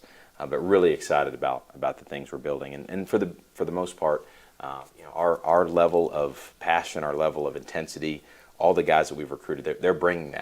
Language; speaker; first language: English; native; English